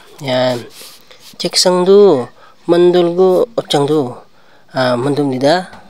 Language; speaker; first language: Korean; non-native, learner; Filipino